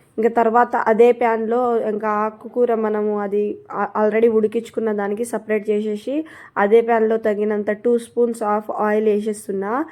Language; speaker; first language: Telugu; non-native, local second language; Lambadi